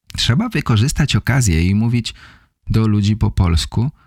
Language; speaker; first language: Polish; native; Polish